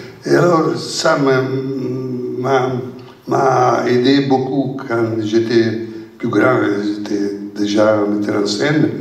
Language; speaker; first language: French; non-native, learner; Italian